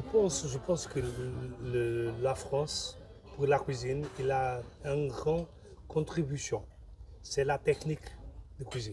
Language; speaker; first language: French; non-native, learner; Portuguese